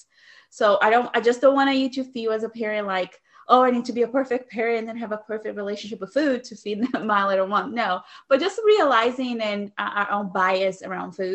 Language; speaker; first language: English; non-native, fluent; Portuguese